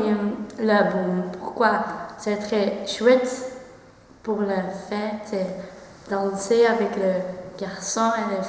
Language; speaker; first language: French; non-native, learner; Dutch